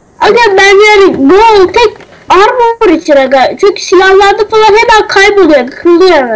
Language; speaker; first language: Turkish; native; Turkish